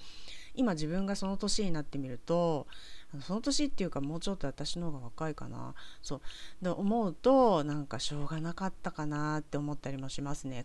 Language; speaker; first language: Japanese; native; Japanese